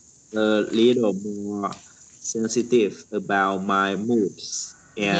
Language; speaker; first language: English; non-native, learner; Vietnamese